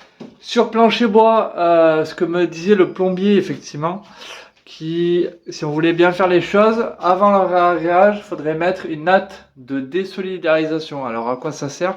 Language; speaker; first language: French; native; French